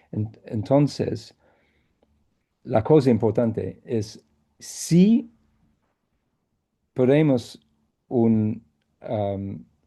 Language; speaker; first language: Spanish; non-native, fluent; English